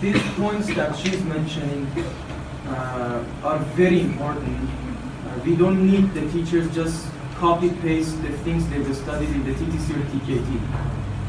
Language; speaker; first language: English; non-native, fluent; Persian